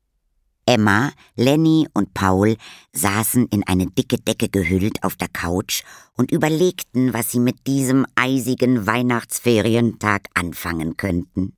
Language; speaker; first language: German; native; German